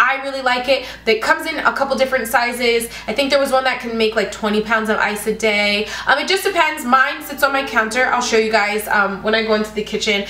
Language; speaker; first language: English; native; English